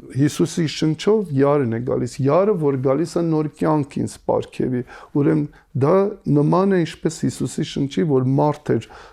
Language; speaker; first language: Armenian; native; Armenian